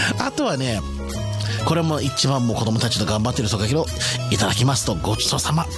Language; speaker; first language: Japanese; non-native, fluent; English